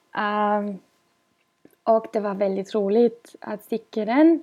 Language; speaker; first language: Swedish; non-native, fluent; German